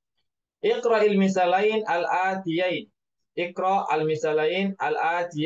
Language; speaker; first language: Arabic; non-native, fluent; Indonesian